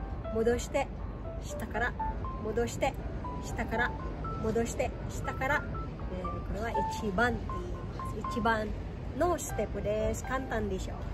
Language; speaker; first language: Japanese; non-native, fluent; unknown